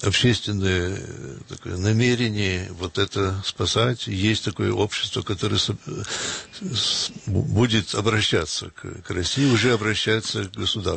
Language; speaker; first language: Russian; early bilingual, heritage; Russian